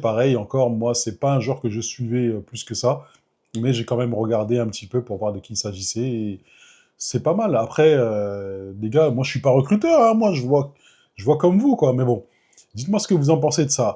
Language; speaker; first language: French; native; French